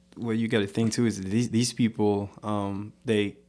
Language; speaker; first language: English; non-native, fluent; French